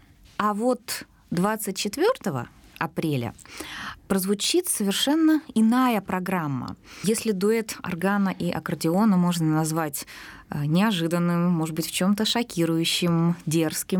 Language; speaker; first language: Russian; native; Russian